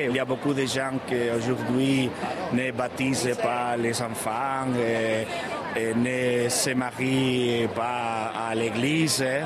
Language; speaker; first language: French; non-native, learner; Spanish